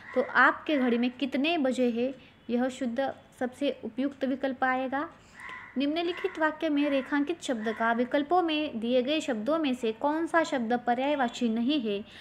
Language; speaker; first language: Hindi; non-native, local second language; Marathi